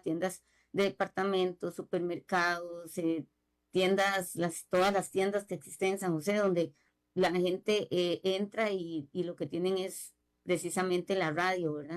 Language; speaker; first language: Spanish; native; Spanish